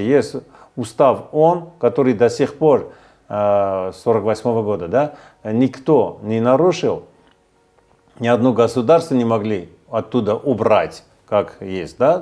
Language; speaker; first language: Russian; non-native, fluent; Armenian